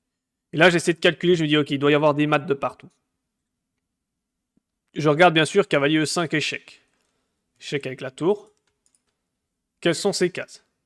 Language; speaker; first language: French; native; French